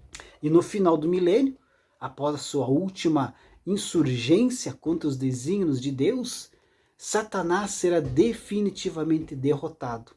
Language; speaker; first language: Portuguese; native; Portuguese